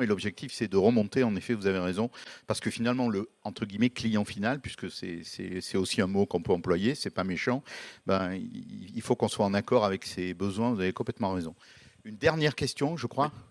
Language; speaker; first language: French; native; French